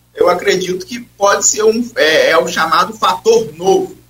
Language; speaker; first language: Portuguese; native; Portuguese